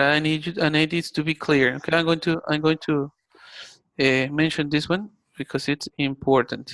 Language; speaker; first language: English; non-native, fluent; Spanish